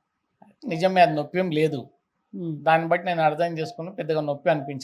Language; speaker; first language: Telugu; native; Telugu